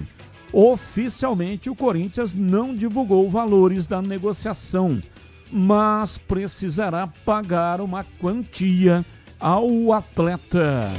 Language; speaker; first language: Portuguese; native; Portuguese